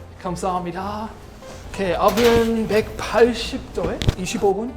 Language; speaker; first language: Korean; early bilingual, heritage; Korean